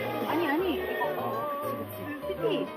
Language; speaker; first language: Korean; native; Korean